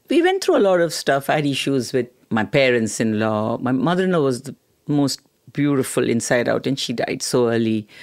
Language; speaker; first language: English; non-native, local second language; Tamil